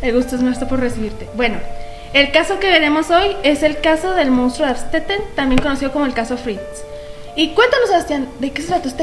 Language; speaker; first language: Spanish; native; Spanish